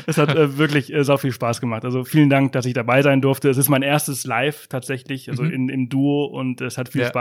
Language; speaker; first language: German; native; German